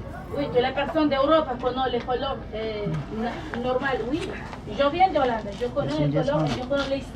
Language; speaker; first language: French; non-native, learner; Spanish